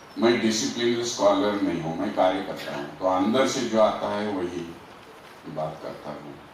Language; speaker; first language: Hindi; non-native, local second language; Marathi